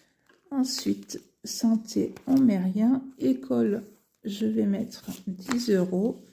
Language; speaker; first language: French; native; French